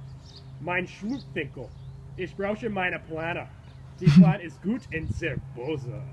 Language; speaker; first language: German; non-native, learner; English